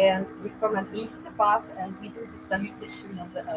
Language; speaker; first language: English; non-native, learner; French